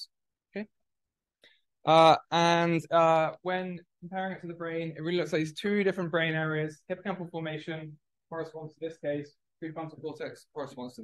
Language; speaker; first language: English; native; English